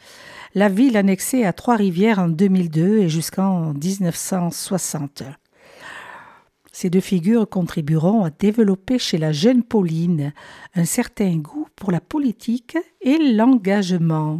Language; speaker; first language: French; native; French